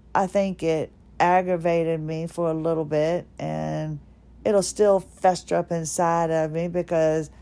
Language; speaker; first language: English; early bilingual, other home language; Swedish